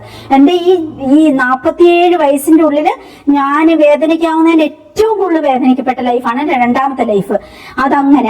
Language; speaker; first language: Malayalam; native; Malayalam